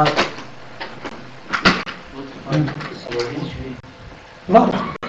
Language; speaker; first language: German; non-native, fluent; Arabic